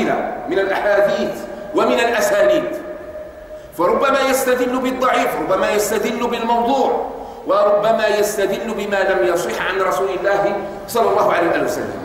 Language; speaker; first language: Arabic; native; Arabic